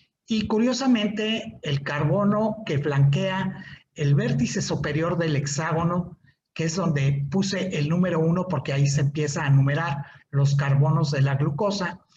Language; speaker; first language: Spanish; native; Spanish